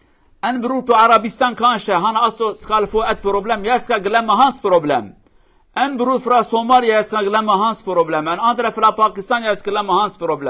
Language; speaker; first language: Swedish; non-native, learner; Kurdish